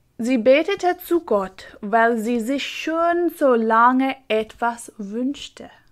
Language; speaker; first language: German; non-native, learner; English